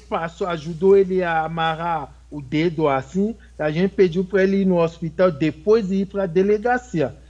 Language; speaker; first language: Portuguese; non-native, fluent; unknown